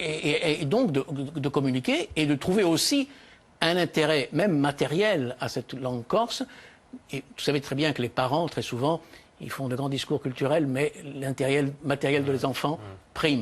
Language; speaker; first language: French; native; French